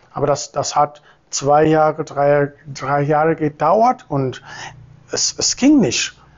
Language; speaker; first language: German; non-native, fluent; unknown